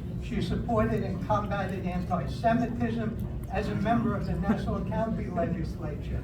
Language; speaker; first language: English; native; English